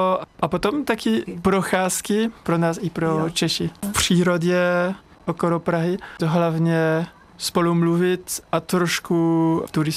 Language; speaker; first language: Czech; non-native, learner; French